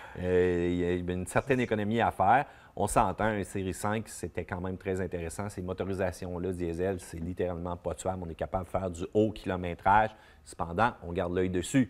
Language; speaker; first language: French; native; French